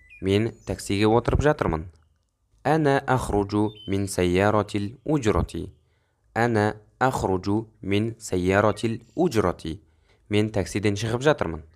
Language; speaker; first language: Arabic; non-native, fluent; Kazakh